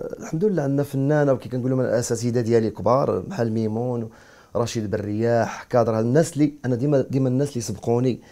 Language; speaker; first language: Arabic; native; Arabic